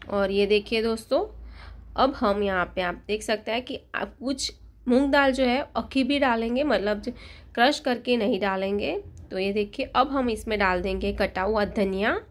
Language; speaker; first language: Hindi; non-native, local second language; Gujarati